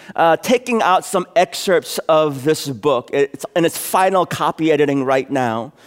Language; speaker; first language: English; native; English